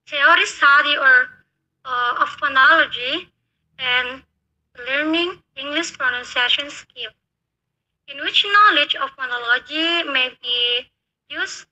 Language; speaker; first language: English; non-native, learner; Indonesian